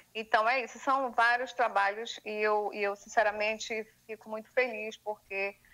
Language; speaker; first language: Portuguese; native; Portuguese